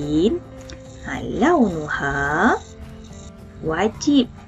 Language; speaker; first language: Arabic; non-native, fluent; Malay